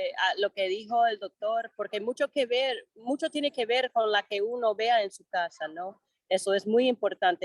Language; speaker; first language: Spanish; non-native, fluent; English